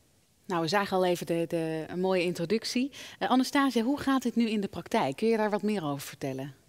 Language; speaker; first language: Dutch; native; Dutch